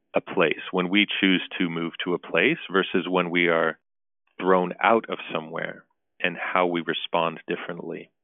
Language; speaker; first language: English; early bilingual, other home language; Turkish